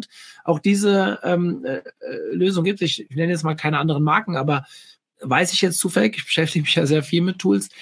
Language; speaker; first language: German; native; German